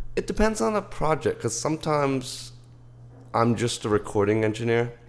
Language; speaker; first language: English; early bilingual, heritage; English